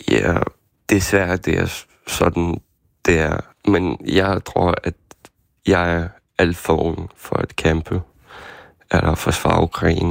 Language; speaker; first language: Danish; non-native, learner; Ukrainian